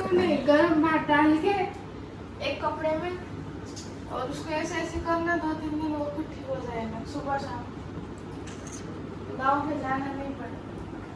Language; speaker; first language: Hindi; non-native, local second language; Gujarati